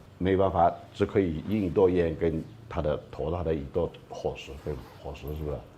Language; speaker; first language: Chinese; early bilingual, heritage; Chinese